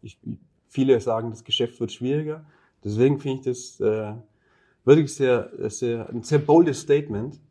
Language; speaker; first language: German; native; German